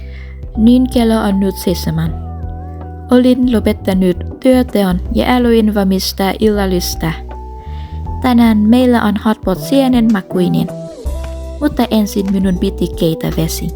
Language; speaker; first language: Finnish; non-native, learner; Vietnamese